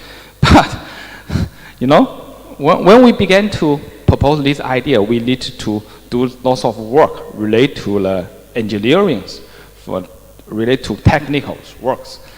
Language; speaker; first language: English; non-native, fluent; Chinese